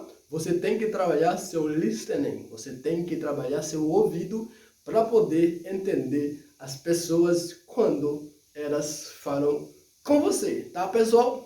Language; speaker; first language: Portuguese; non-native, fluent; Haitian Creole